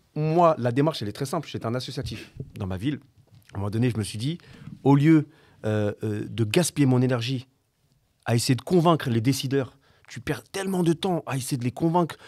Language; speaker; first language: French; native; French